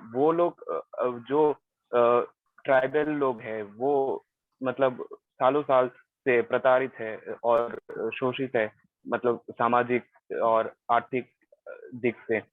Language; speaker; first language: Hindi; non-native, local second language; Bangla